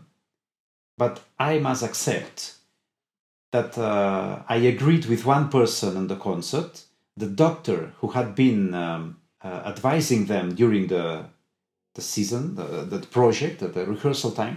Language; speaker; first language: English; non-native, fluent; Spanish